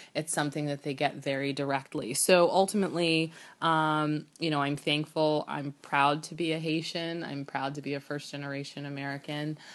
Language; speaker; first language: English; native; English